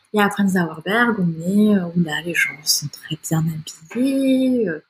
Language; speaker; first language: French; native; French